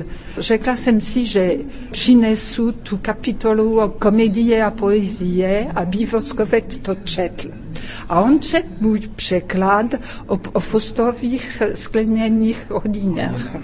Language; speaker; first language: Czech; non-native, fluent; French